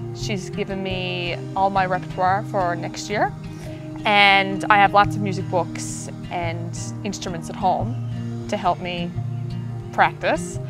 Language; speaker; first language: English; native; English